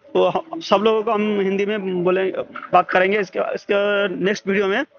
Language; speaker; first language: Hindi; non-native, local second language; Bangla